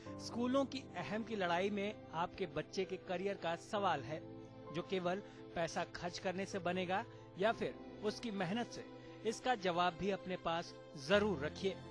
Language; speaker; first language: Hindi; native; Hindi